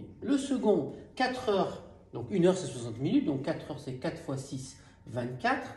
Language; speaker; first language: French; native; French